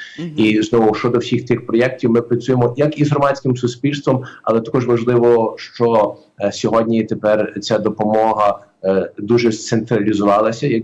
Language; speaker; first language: Ukrainian; early bilingual, heritage; Ukrainian